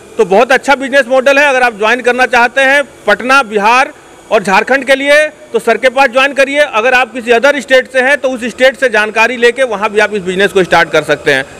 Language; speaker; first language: Hindi; native; Hindi